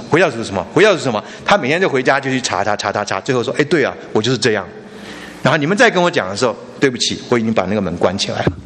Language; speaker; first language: Chinese; native; Chinese